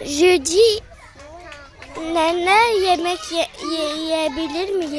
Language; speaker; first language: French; early bilingual, other home language; Turkish